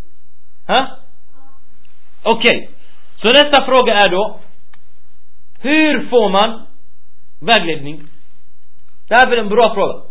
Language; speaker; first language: Swedish; early bilingual, other home language; Arabic